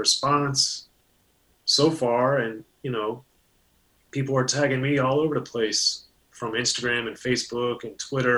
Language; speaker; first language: English; native; English